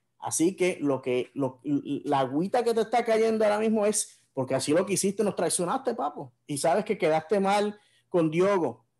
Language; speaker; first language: Spanish; native; Spanish